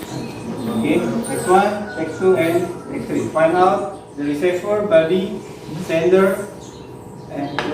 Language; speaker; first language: English; non-native, learner; Indonesian